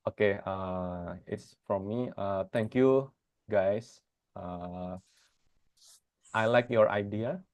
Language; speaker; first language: English; non-native, fluent; Indonesian